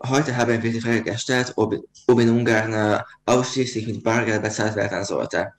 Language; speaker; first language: German; non-native, learner; Hungarian